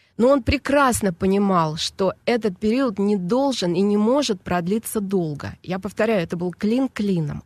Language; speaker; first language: Russian; native; Russian